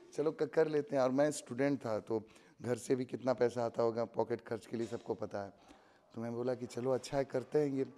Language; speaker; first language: Hindi; native; Hindi